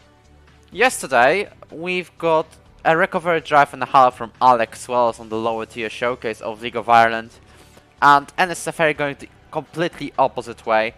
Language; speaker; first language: English; non-native, fluent; Polish